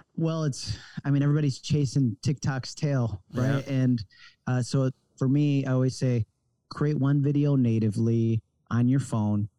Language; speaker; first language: English; native; English